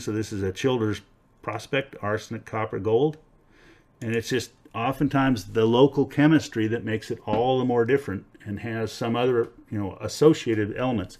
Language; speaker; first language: English; native; English